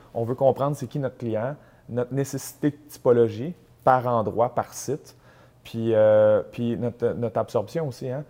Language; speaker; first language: French; native; French